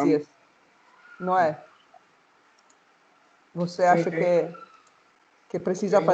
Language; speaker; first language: Portuguese; non-native, fluent; Italian